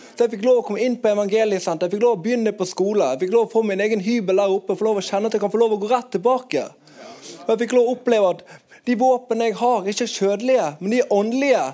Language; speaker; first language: Norwegian; native; Norwegian